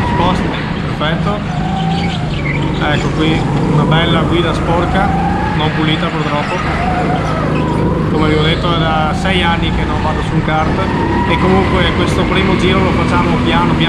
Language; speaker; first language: Italian; native; Italian